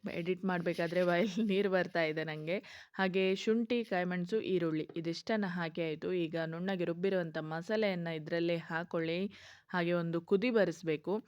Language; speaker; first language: Kannada; non-native, local second language; Konkani